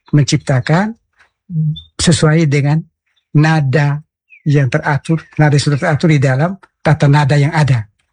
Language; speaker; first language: Indonesian; non-native, local second language; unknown